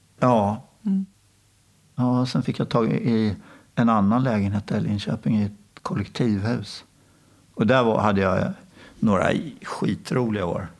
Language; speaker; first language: Swedish; native; Swedish